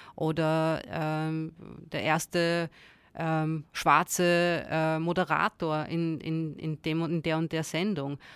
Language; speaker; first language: German; early bilingual, other home language; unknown